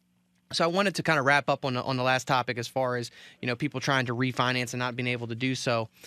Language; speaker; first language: English; native; English